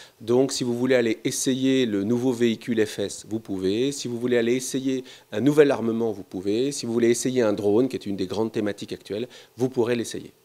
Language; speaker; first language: French; native; French